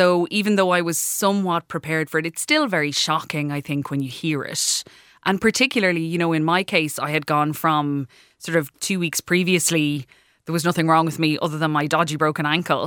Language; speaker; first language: English; native; English